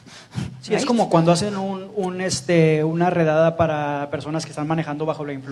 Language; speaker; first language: Spanish; native; Spanish